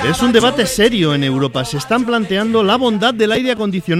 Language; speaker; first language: Spanish; native; Spanish